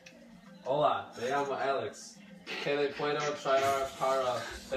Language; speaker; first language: Spanish; non-native, learner; English